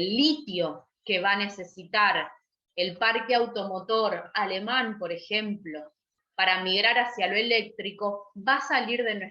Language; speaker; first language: Spanish; native; Spanish